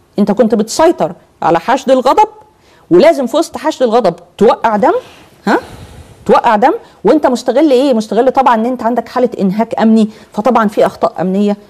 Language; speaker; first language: Arabic; native; Arabic